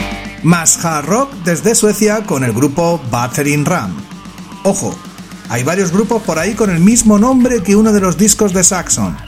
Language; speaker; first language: Spanish; native; Spanish